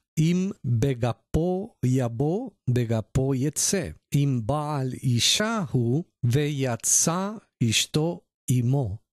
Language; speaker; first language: Hebrew; non-native, learner; Spanish